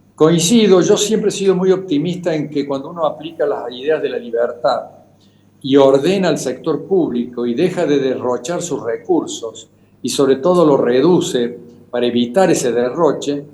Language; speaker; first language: Spanish; native; Spanish